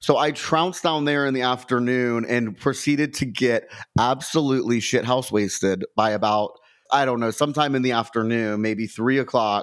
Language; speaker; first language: English; native; English